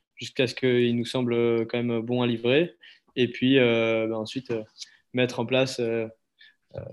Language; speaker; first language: French; native; French